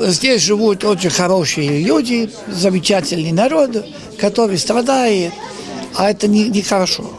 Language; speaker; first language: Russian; non-native, learner; Italian